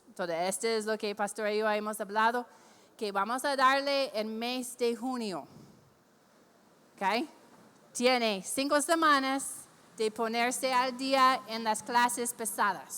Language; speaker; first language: Spanish; non-native, fluent; English